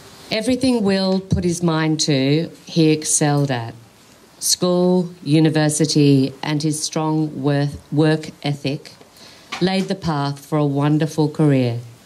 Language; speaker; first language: English; native; English